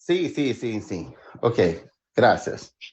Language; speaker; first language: Spanish; non-native, learner; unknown